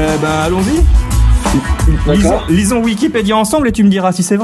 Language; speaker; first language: French; native; French